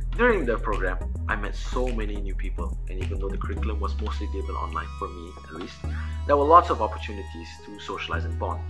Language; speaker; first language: English; non-native, local second language; Malay